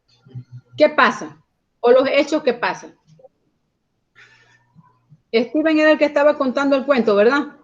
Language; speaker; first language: Spanish; native; Spanish